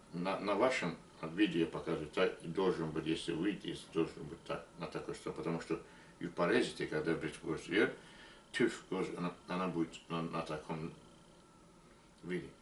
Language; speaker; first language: Russian; non-native, learner; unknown